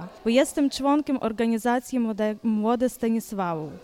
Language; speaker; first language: Ukrainian; non-native, local second language; Polish